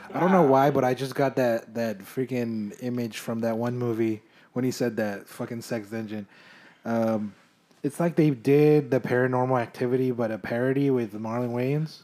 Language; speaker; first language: English; early bilingual, other home language; Spanish